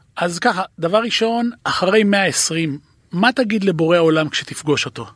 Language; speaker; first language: Hebrew; native; Hebrew